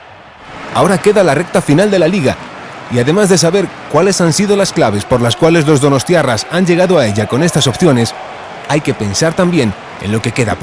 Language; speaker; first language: Spanish; native; Spanish